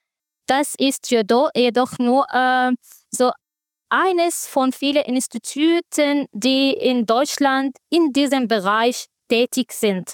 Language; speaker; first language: German; non-native, fluent; Arabic